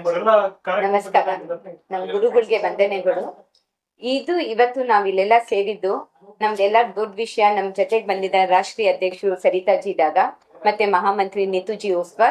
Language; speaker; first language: Kannada; non-native, local second language; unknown